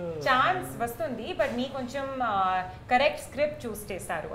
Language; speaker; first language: Telugu; non-native, learner; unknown